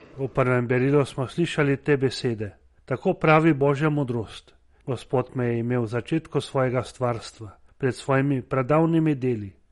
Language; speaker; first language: Slovenian; native; Slovenian